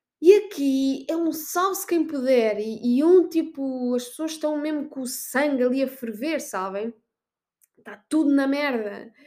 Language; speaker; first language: Portuguese; native; Portuguese